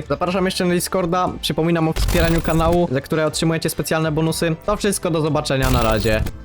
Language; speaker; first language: Polish; native; Polish